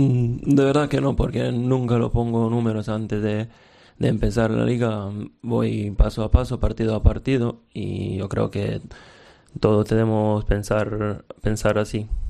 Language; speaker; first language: Spanish; non-native, fluent; Serbian